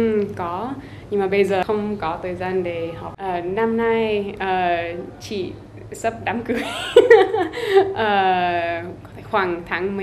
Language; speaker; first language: Vietnamese; non-native, learner; English